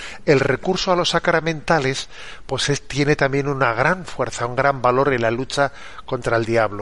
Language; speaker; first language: Spanish; native; Spanish